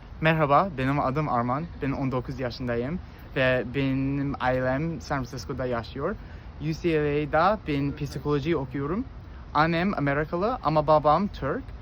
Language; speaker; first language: Turkish; non-native, learner; English